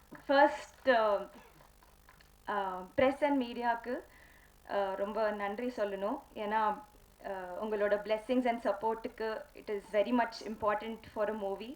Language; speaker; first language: Tamil; non-native, learner; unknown